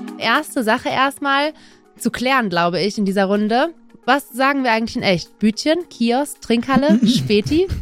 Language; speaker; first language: German; native; German